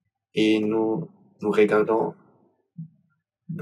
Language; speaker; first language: French; non-native, learner; German